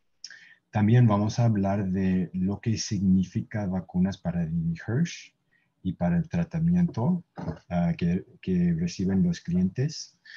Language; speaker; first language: Spanish; non-native, fluent; English